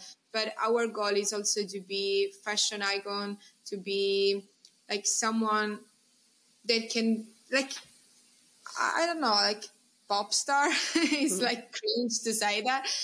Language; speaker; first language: English; non-native, fluent; Italian